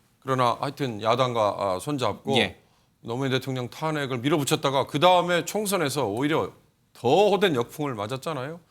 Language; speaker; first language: Korean; native; Korean